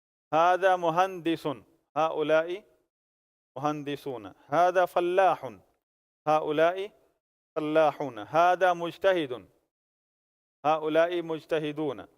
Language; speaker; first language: Arabic; non-native, fluent; Urdu